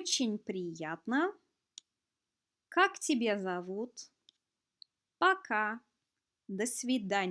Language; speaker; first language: Russian; non-native, fluent; English